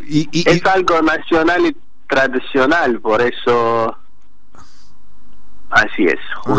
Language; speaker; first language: Spanish; non-native, learner; Azerbaijani